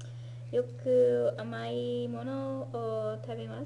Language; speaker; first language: Japanese; non-native, learner; English